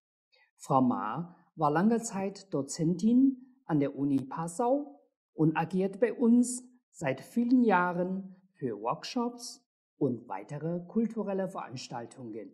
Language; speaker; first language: German; non-native, fluent; Chinese